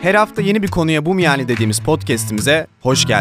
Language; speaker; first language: Turkish; native; Turkish